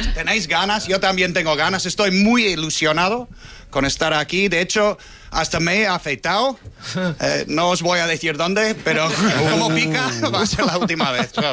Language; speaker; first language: Spanish; non-native, fluent; English